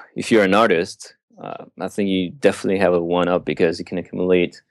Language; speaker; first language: English; early bilingual, other home language; Russian